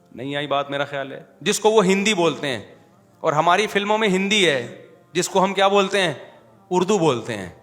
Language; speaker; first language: Urdu; native; Urdu